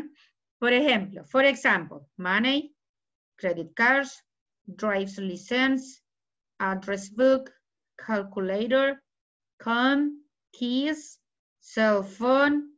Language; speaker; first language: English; non-native, fluent; Spanish